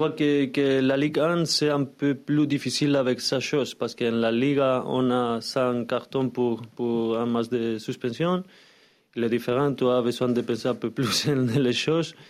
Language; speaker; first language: French; non-native, learner; Spanish